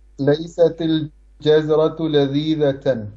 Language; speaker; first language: Arabic; non-native, learner; Urdu